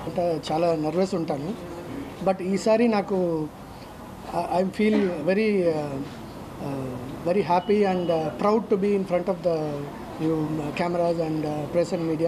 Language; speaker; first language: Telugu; non-native, local second language; Tamil